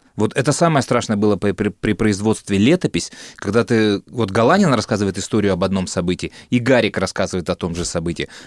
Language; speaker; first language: Russian; native; Russian